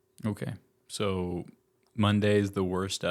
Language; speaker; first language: English; native; English